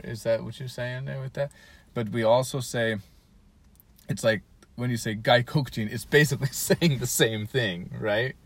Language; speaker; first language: English; native; English